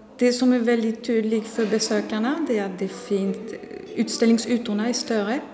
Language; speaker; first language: Swedish; non-native, fluent; French